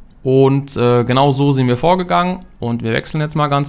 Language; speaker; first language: German; native; German